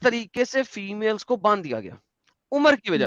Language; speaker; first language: Hindi; native; Hindi